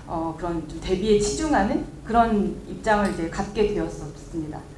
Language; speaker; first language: Korean; native; Korean